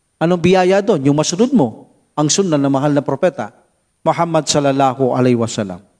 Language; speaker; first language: Filipino; non-native, local second language; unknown